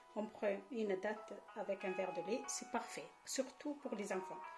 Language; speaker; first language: French; non-native, local second language; Arabic